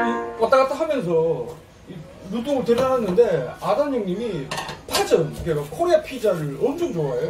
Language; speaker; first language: Korean; native; Korean